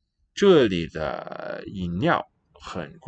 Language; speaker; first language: Chinese; non-native, learner; English